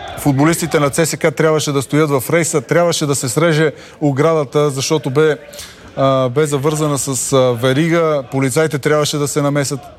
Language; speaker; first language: Bulgarian; native; Bulgarian